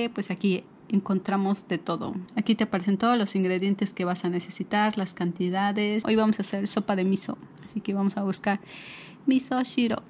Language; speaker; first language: Spanish; native; Spanish